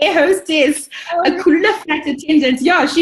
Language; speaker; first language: English; non-native, local second language; Zulu